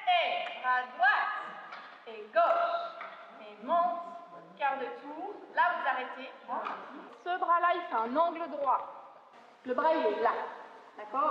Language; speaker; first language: French; native; French